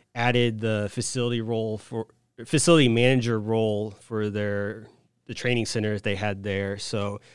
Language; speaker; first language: English; native; English